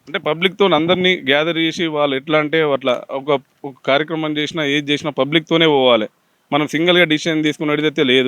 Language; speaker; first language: Telugu; native; Telugu